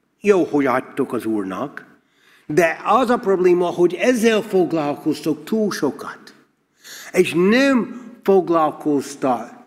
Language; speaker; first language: Hungarian; non-native, learner; English